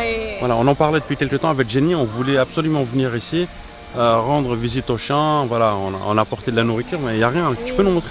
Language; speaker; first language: French; native; French